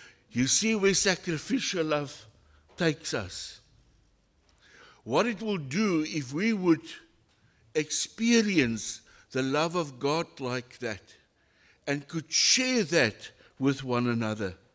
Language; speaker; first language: English; non-native, local second language; Afrikaans